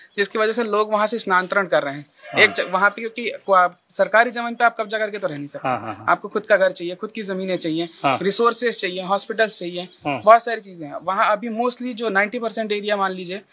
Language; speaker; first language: Hindi; native; Hindi